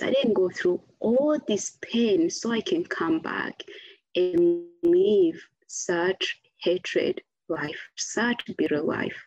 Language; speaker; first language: English; non-native, local second language; Kinyarwanda